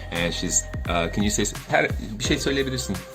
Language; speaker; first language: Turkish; non-native, learner; English